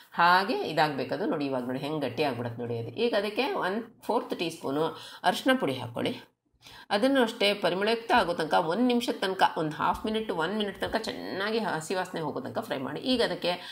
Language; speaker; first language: Kannada; non-native, local second language; Konkani